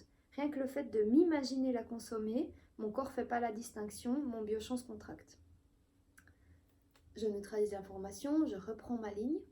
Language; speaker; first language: French; native; French